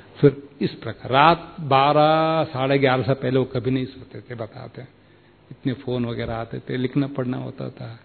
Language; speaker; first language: Hindi; non-native, local second language; Kannada